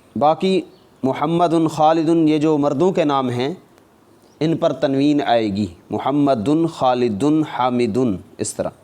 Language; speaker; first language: Urdu; non-native, local second language; Punjabi